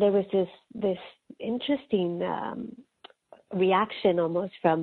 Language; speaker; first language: English; early bilingual, other home language; Spanish